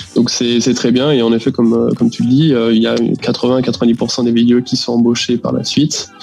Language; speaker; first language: French; native; French